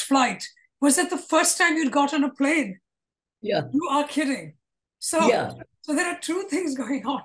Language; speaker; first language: English; non-native, local second language; Malayalam